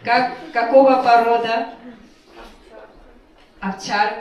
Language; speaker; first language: Russian; non-native, fluent; Korean